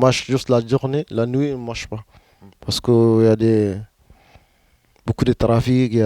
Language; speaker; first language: French; non-native, learner; Arabic